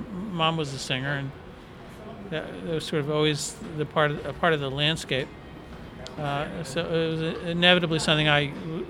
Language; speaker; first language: English; native; English